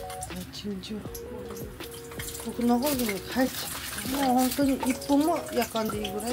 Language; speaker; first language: Mongolian; non-native, fluent; Japanese